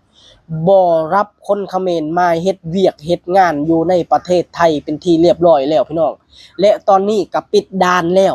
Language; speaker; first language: Thai; non-native, local second language; Lao